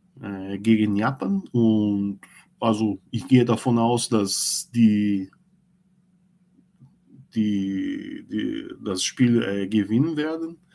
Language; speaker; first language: German; non-native, learner; Portuguese